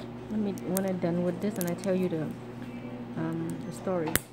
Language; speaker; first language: English; non-native, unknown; Vietnamese